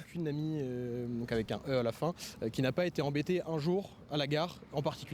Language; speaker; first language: French; native; French